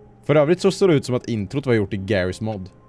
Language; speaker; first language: Swedish; native; Swedish